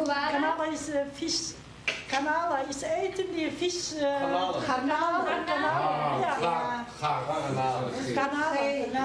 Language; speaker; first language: Dutch; non-native, learner; Turkish